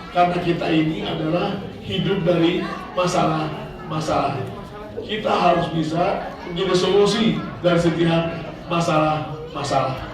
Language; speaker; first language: Indonesian; native; Indonesian